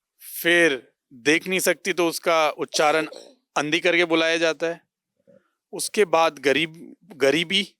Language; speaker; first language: Hindi; native; Hindi